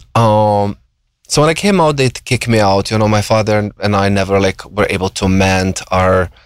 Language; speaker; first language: English; non-native, fluent; Slovenian